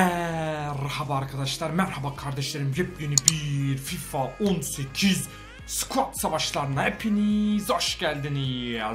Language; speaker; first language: Turkish; native; Turkish